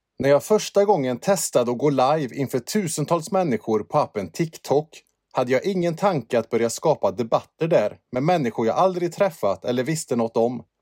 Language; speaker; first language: Swedish; native; Swedish